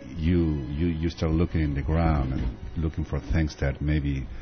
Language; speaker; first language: English; non-native, fluent; Spanish